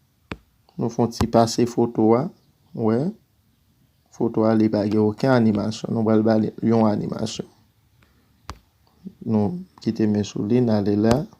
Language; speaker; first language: French; non-native, learner; Haitian Creole